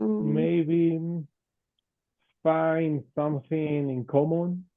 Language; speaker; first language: English; non-native, fluent; Spanish